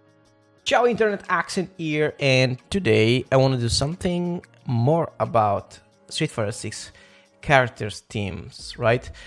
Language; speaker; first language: English; non-native, fluent; Italian